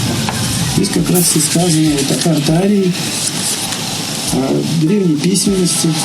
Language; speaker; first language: Russian; native; Russian